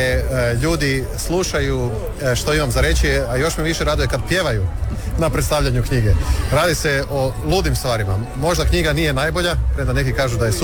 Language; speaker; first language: Serbian; native; Serbian